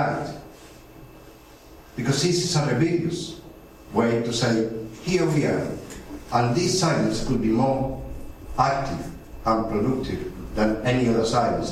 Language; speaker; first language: English; non-native, fluent; Spanish